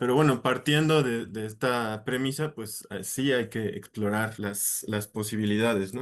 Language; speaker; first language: Spanish; native; Spanish